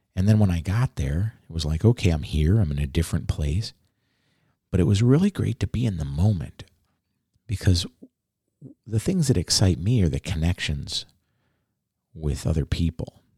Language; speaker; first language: English; native; English